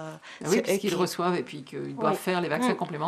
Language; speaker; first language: French; native; French